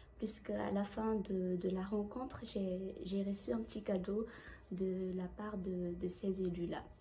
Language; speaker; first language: French; non-native, local second language; Malagasy